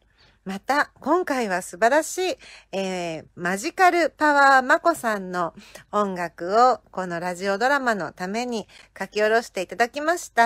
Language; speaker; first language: Japanese; native; Japanese